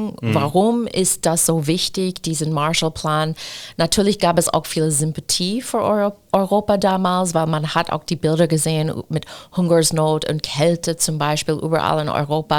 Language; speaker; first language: German; non-native, fluent; English